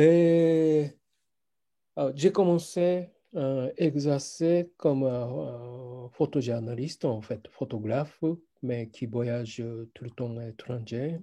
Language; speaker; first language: French; non-native, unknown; Japanese